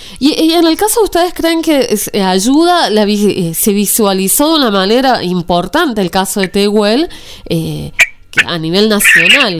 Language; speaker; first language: Spanish; native; Spanish